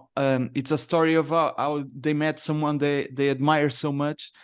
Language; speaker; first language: English; non-native, learner; Portuguese